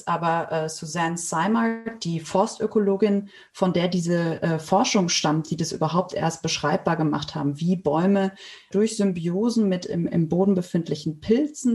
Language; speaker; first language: German; native; German